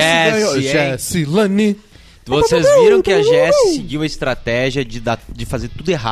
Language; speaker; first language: Portuguese; native; Portuguese